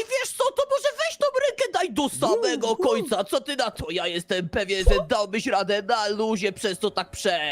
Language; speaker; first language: Polish; native; Polish